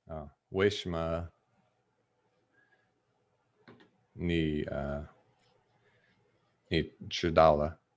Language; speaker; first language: Chinese; non-native, learner; English